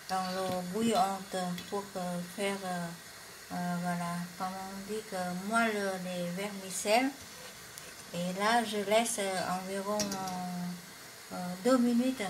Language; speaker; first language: French; non-native, learner; Vietnamese